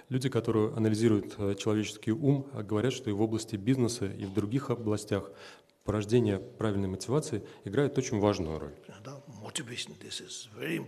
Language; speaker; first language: Russian; native; Russian